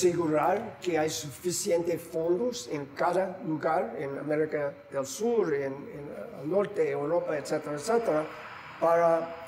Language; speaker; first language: Spanish; non-native, fluent; English